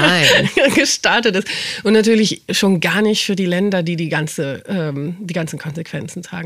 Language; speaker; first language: German; native; German